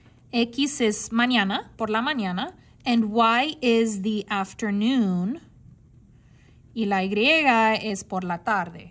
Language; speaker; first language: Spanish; non-native, learner; English